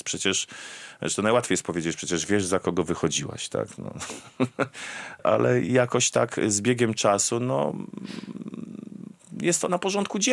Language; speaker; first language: Polish; native; Polish